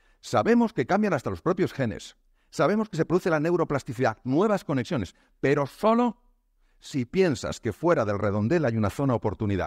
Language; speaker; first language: Spanish; native; Spanish